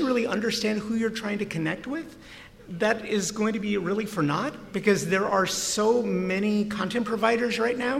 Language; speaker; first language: English; native; English